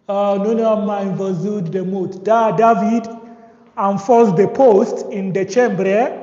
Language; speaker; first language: Romanian; non-native, learner; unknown